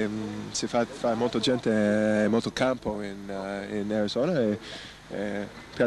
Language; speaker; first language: Italian; non-native, learner; English